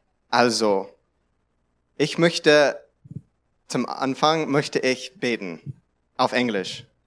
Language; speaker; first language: German; non-native, learner; English